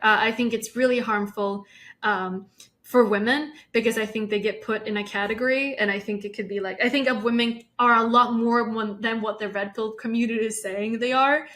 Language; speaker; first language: English; non-native, fluent; Swedish